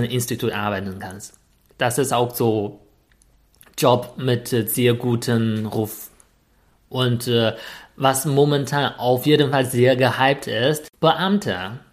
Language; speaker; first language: German; non-native, fluent; Chinese